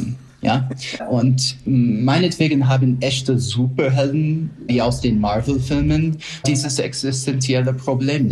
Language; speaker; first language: German; non-native, fluent; English